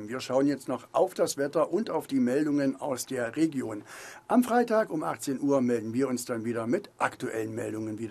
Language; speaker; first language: German; native; German